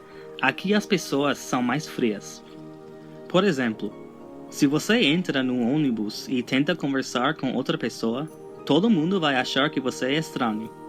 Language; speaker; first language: Portuguese; non-native, fluent; English